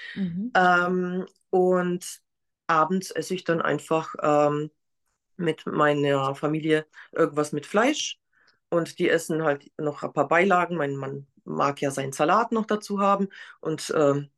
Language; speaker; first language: German; non-native, fluent; Polish